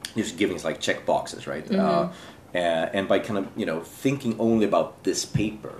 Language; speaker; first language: English; non-native, fluent; Swedish